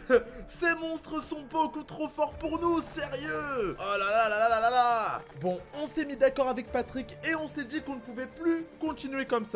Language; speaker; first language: French; native; French